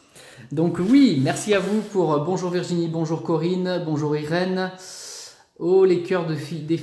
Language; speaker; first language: French; native; French